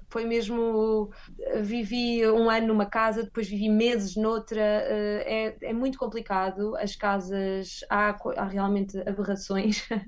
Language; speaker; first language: Portuguese; native; Portuguese